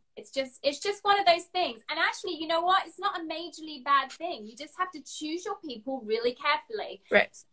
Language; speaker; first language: English; native; English